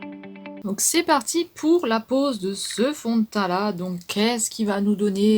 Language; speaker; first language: French; native; French